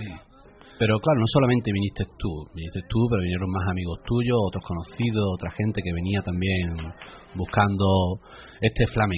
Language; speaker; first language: Spanish; native; Spanish